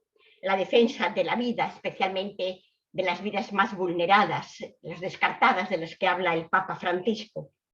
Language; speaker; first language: Spanish; native; Spanish